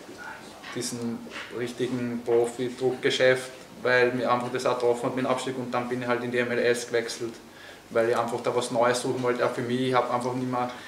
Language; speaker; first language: German; native; German